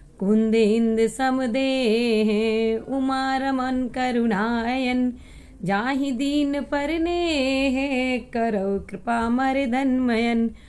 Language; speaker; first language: Hindi; native; Hindi